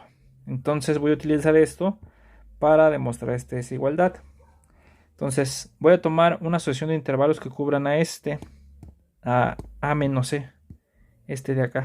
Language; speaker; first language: Spanish; native; Spanish